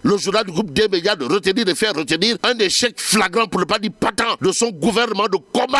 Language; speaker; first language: French; non-native, local second language; Wolof